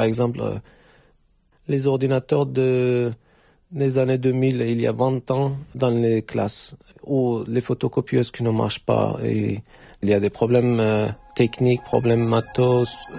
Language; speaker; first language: French; non-native, fluent; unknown